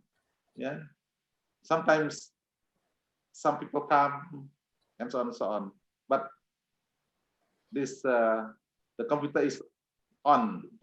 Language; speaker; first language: English; non-native, fluent; Indonesian